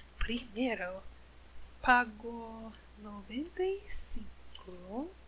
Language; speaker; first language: Portuguese; non-native, learner; English